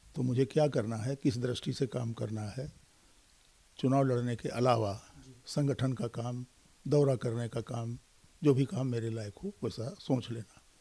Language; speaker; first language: Hindi; native; Hindi